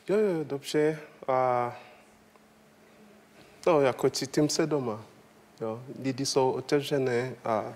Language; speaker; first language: Czech; non-native, learner; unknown